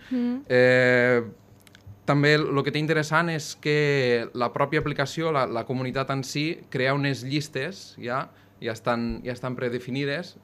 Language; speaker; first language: Catalan; native; Catalan